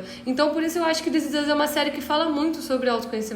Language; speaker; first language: Portuguese; native; Portuguese